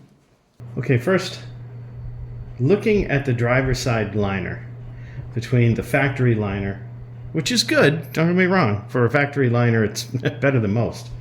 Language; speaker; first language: English; native; English